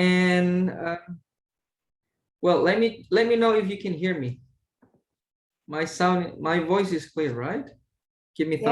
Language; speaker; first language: English; non-native, fluent; Indonesian